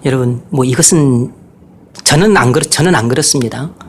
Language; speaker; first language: Korean; native; Korean